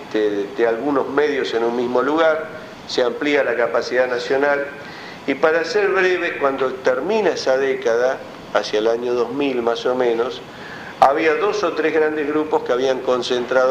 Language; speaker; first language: Spanish; native; Spanish